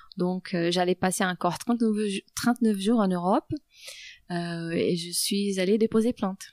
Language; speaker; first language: French; non-native, fluent; Portuguese